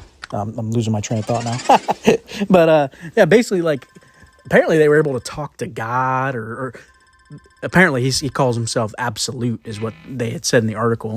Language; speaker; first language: English; native; English